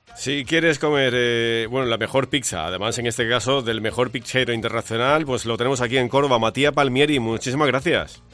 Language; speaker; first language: Spanish; native; Spanish